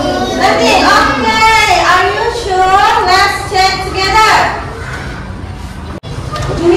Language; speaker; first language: English; non-native, learner; Indonesian